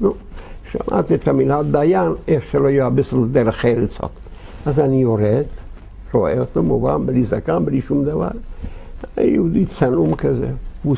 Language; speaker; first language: Hebrew; non-native, fluent; Yiddish